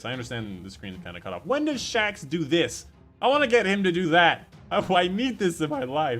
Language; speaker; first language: English; native; English